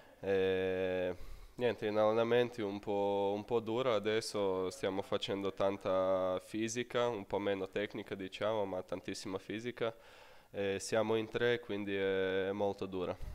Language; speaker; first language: Italian; non-native, fluent; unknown